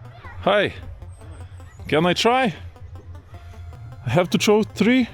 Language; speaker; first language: English; non-native, learner; Lithuanian